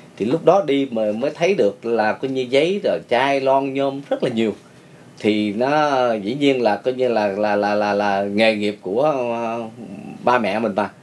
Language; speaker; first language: Vietnamese; native; Vietnamese